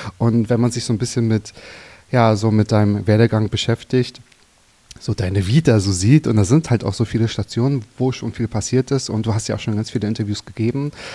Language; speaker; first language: German; native; German